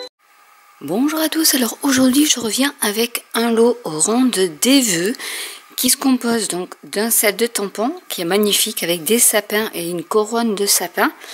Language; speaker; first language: French; native; French